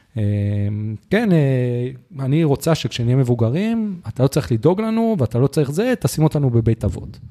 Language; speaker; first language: Hebrew; native; Hebrew